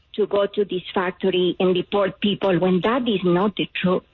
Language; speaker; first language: English; non-native, fluent; Spanish